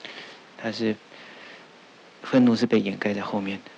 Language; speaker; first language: Chinese; native; Chinese